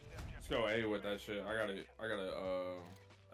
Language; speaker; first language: English; native; English